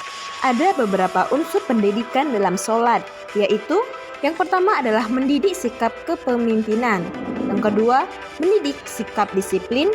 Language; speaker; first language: Indonesian; native; Indonesian